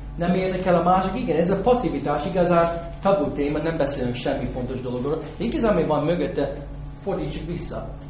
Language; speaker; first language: Hungarian; non-native, fluent; English